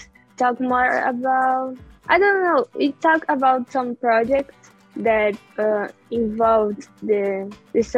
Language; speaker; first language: English; non-native, learner; Portuguese